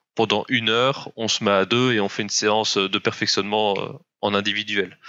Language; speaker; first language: French; native; French